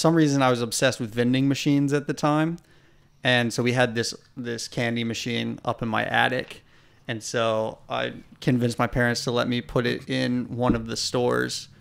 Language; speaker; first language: English; native; English